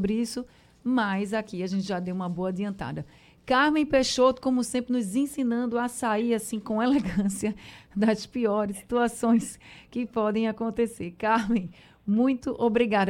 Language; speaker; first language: Portuguese; native; Portuguese